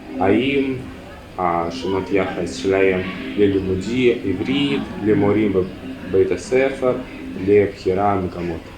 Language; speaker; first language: Hebrew; non-native, learner; Russian